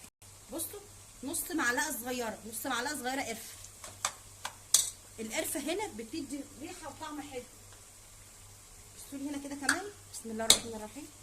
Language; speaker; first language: Arabic; native; Arabic